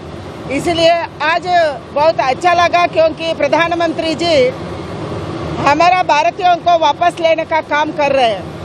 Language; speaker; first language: Hindi; non-native, local second language; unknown